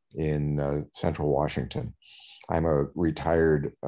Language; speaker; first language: English; native; English